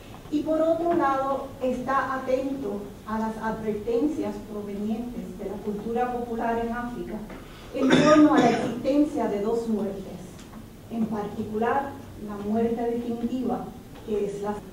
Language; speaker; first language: Spanish; native; Spanish